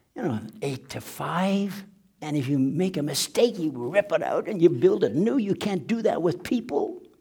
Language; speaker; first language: English; non-native, fluent; German